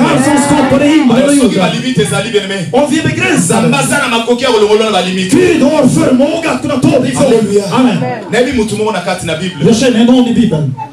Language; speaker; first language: Swedish; non-native, fluent; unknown